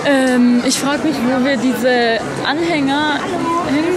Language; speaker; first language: German; native; German